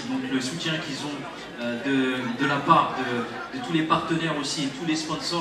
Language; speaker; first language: French; early bilingual, other home language; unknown